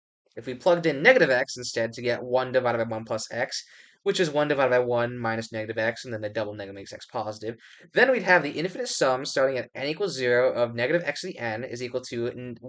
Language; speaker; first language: English; native; English